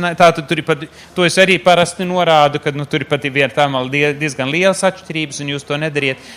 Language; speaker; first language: Latvian; early bilingual, heritage; Latvian